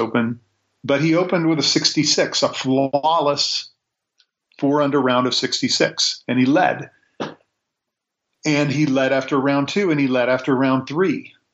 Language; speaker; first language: English; native; English